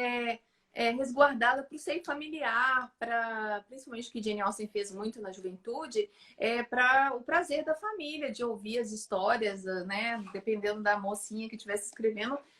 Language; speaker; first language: Portuguese; native; Portuguese